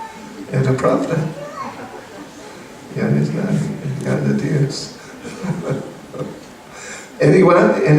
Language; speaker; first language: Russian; non-native, learner; English